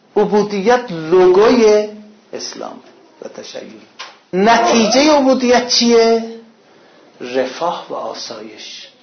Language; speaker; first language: Persian; non-native, local second language; Azerbaijani